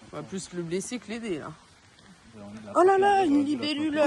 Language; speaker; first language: French; native; French